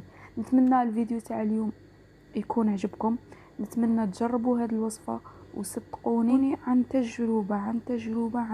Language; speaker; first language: Arabic; native; Arabic